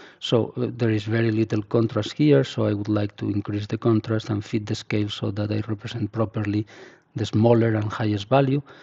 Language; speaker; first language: English; non-native, fluent; Spanish